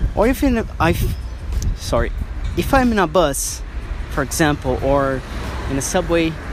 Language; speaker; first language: English; non-native, fluent; Portuguese